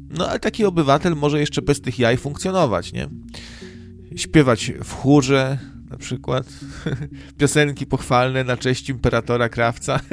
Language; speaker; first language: Polish; native; Polish